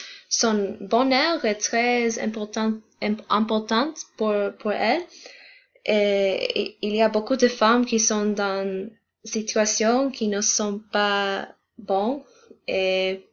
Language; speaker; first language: French; non-native, learner; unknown